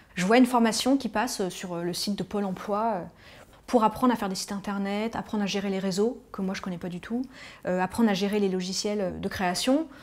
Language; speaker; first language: French; native; French